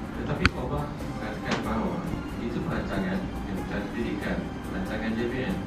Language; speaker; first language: Malay; native; Malay